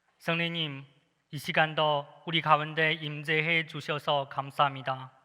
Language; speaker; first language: Korean; non-native, fluent; Chinese